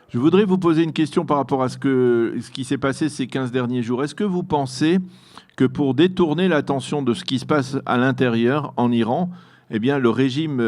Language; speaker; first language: French; native; French